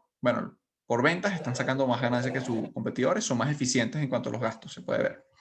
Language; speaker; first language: Spanish; native; Spanish